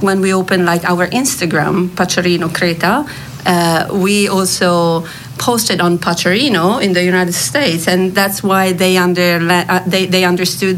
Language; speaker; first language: English; non-native, fluent; Italian